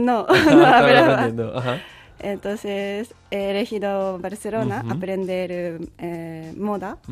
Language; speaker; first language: Spanish; non-native, learner; Japanese